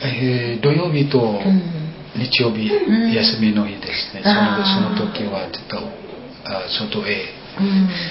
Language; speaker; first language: Japanese; non-native, learner; Indonesian